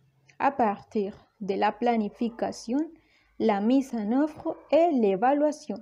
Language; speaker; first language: French; non-native, fluent; Spanish